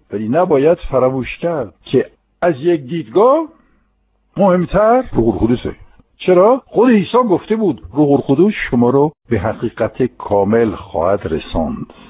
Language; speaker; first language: Persian; non-native, fluent; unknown